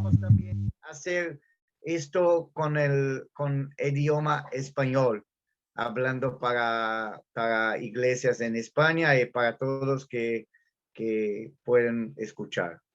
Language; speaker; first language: Spanish; non-native, learner; Portuguese